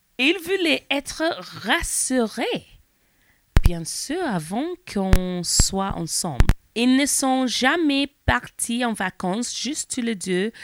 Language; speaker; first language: French; non-native, learner; English